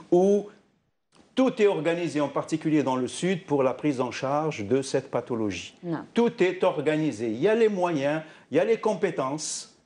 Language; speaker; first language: French; non-native, local second language; Arabic